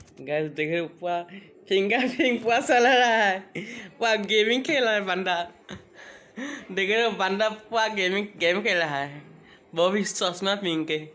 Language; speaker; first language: Hindi; non-native, local second language; Assamese